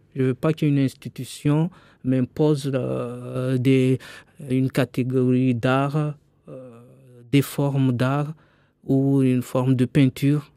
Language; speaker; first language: French; non-native, local second language; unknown